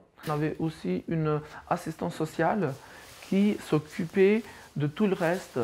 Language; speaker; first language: French; non-native, fluent; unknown